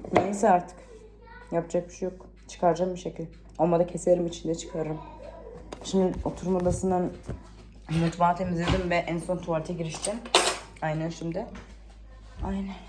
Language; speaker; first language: Turkish; early bilingual, heritage; Turkish